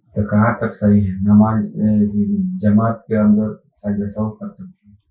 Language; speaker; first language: Hindi; native; Hindi